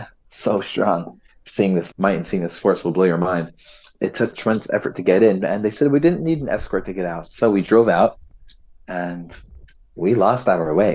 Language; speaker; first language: English; native; English